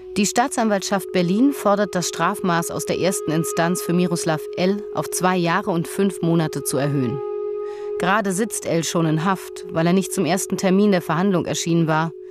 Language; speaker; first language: German; native; German